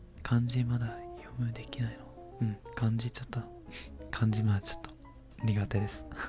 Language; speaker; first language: Japanese; non-native, learner; English